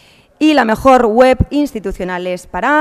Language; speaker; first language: Spanish; native; Spanish